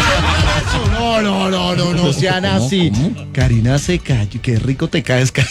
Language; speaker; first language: Spanish; native; Spanish